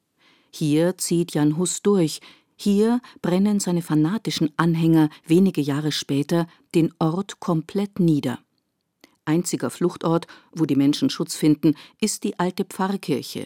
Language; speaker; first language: German; native; German